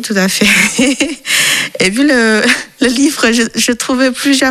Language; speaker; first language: French; non-native, learner; Chinese